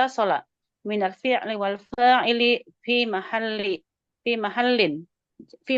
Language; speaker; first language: Arabic; non-native, learner; Indonesian